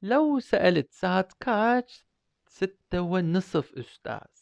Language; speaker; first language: Arabic; non-native, fluent; Turkish